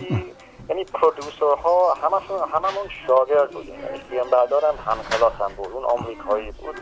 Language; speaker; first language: Persian; early bilingual, heritage; Persian